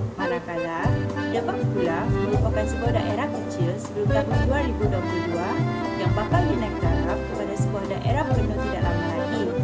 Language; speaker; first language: Malay; native; Malay